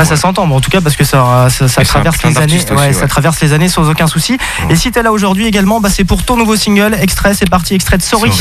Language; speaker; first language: French; native; French